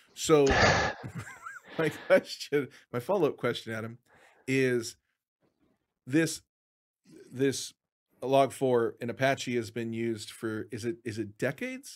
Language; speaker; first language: English; native; English